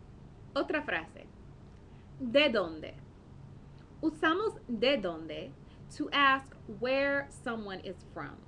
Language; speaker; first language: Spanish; non-native, fluent; English